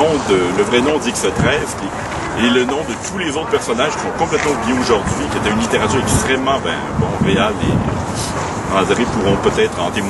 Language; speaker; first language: French; native; French